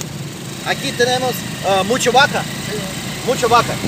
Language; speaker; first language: Spanish; non-native, learner; Russian